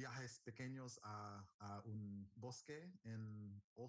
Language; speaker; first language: Spanish; non-native, learner; English